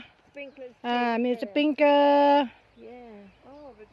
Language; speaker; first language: English; non-native, learner; Thai